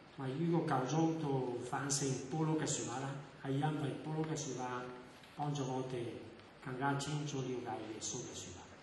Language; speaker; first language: Cantonese; non-native, fluent; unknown